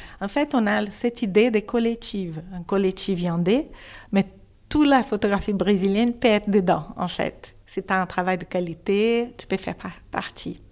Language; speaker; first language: French; non-native, fluent; Portuguese